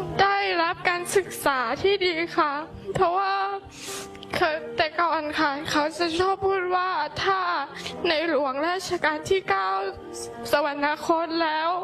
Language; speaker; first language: Thai; non-native, local second language; Hmong